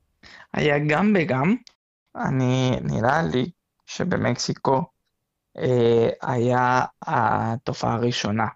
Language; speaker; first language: Hebrew; non-native, fluent; Spanish